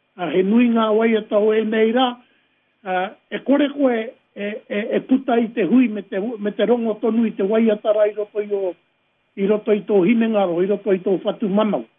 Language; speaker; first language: Māori; native; Māori